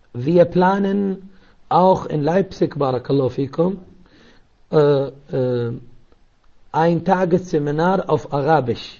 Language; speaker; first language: German; non-native, learner; Arabic